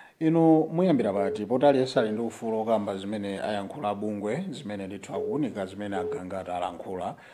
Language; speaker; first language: Nyanja; native; Nyanja